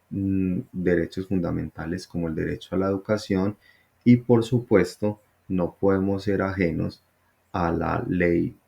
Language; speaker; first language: Spanish; native; Spanish